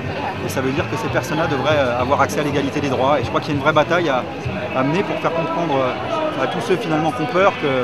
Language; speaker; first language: French; native; French